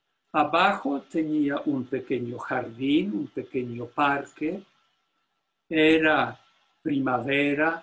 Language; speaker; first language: Spanish; non-native, fluent; Polish